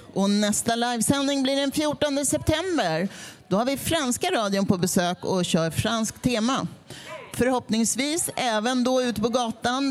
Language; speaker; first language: Swedish; native; Swedish